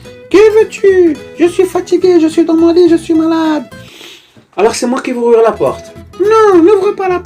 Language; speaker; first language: French; native; French